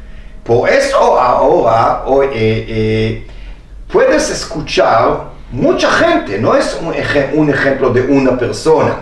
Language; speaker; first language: Spanish; non-native, fluent; Hebrew